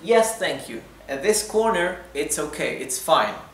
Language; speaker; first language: English; non-native, fluent; Spanish